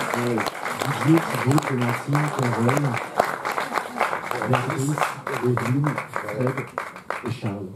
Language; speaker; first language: French; native; French